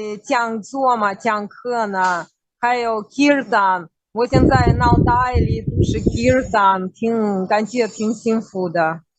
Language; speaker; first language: Chinese; non-native, fluent; Russian